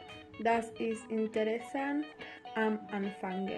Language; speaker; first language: German; non-native, learner; Slovak